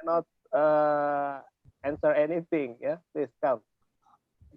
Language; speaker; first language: English; non-native, learner; Indonesian